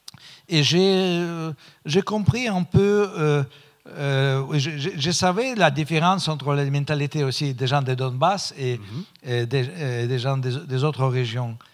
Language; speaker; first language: French; non-native, fluent; Russian